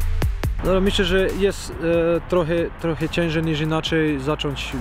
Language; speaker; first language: Polish; non-native, learner; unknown